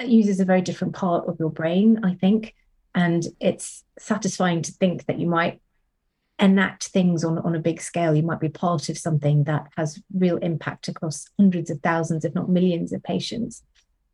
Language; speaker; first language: English; non-native, local second language; Tamil